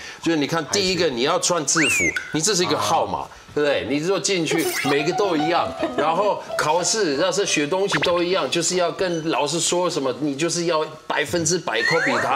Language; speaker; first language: Chinese; non-native, fluent; German